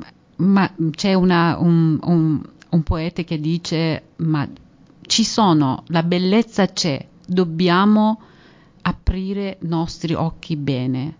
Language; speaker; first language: Italian; non-native, fluent; Persian